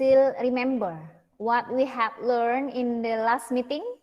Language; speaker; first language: English; non-native, fluent; Indonesian